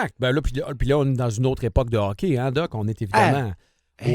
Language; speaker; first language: French; native; French